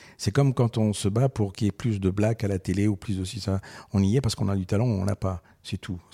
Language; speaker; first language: French; early bilingual, other home language; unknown